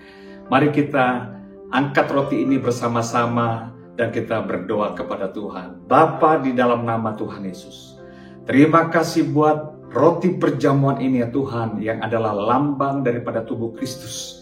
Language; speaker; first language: Indonesian; native; Indonesian